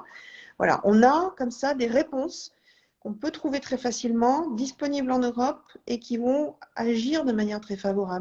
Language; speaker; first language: French; native; French